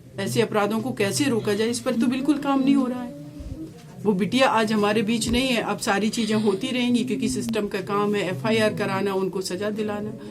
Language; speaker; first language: Hindi; native; Hindi